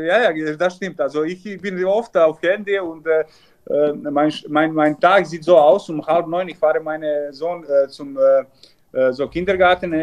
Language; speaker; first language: German; non-native, learner; Serbian